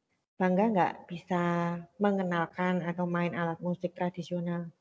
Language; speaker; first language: Indonesian; native; Indonesian